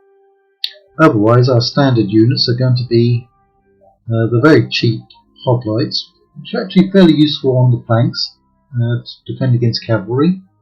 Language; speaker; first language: English; native; English